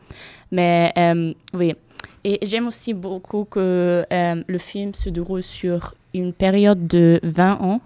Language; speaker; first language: French; non-native, fluent; German